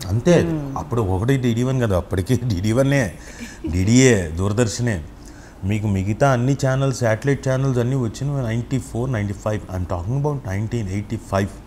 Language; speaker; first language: Telugu; native; Telugu